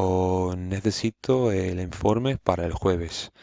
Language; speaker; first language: Spanish; non-native, fluent; English